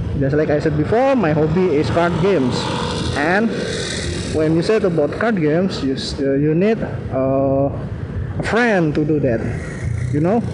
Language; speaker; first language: English; non-native, learner; Indonesian